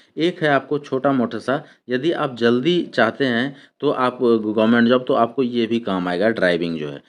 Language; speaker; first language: Hindi; native; Hindi